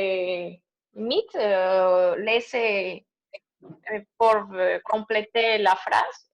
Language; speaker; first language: French; non-native, learner; Spanish